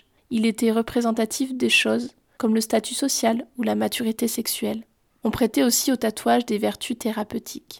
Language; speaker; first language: French; native; French